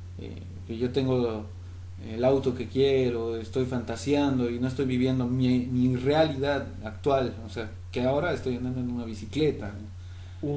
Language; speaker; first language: Spanish; native; Spanish